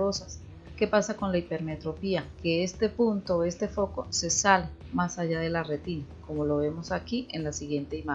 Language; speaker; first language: Spanish; native; Spanish